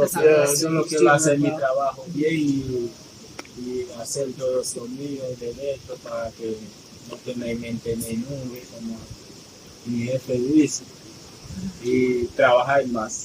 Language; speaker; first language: Spanish; non-native, learner; Haitian Creole